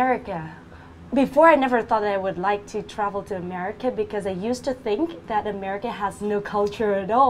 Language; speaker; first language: English; non-native, fluent; Vietnamese